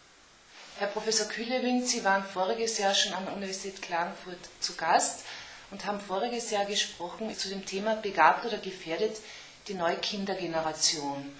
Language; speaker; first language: German; native; German